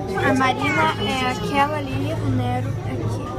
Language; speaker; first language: Portuguese; native; Portuguese